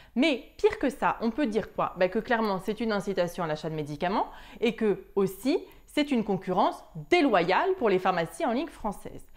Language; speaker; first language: French; native; French